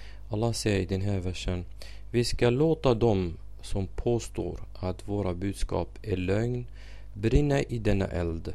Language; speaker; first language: Swedish; non-native, fluent; Arabic